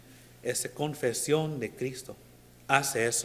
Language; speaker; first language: Spanish; non-native, learner; English